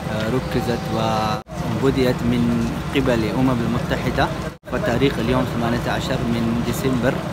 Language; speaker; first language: Arabic; non-native, fluent; Urdu